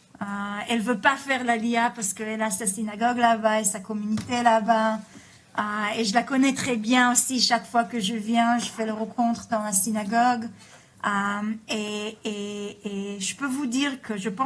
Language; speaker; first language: French; early bilingual, heritage; Hebrew